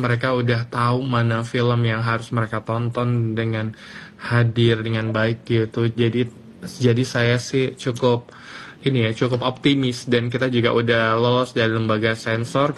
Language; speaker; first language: Indonesian; native; Indonesian